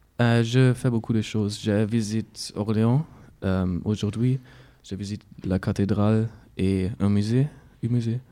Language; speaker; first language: French; non-native, learner; German